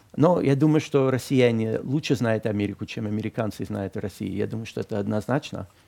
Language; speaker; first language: Russian; non-native, fluent; English